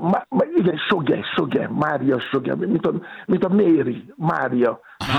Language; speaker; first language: Hungarian; non-native, fluent; Yoruba